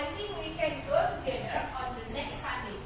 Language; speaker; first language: English; non-native, fluent; Indonesian